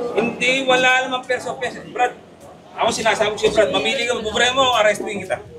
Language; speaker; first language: Filipino; native; Filipino